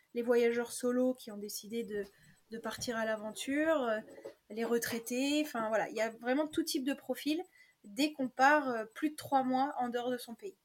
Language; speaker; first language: French; native; French